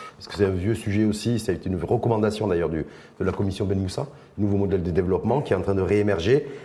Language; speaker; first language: French; non-native, local second language; Arabic